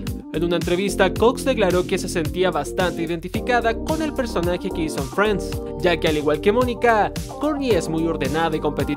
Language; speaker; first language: Spanish; native; Spanish